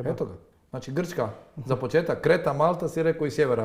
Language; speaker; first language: Croatian; native; Croatian